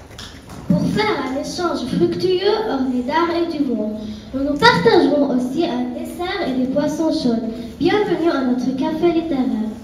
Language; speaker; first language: French; non-native, local second language; Arabic